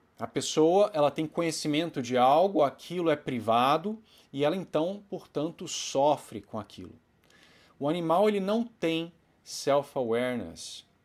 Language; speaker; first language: Portuguese; native; Portuguese